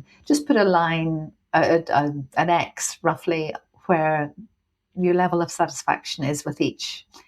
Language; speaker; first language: English; native; English